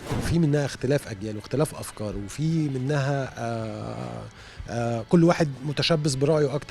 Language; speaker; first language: Arabic; native; Arabic